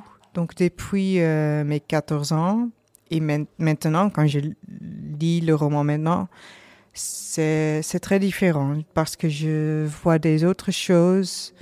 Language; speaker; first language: French; non-native, learner; Dutch